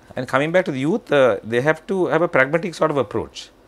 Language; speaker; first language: English; non-native, local second language; Sinhala